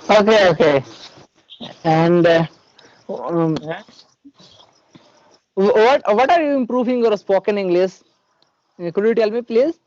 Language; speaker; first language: English; non-native, learner; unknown